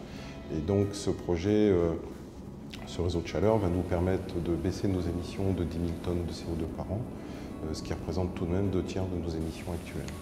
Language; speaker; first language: French; native; French